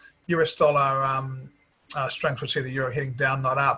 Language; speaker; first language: English; native; English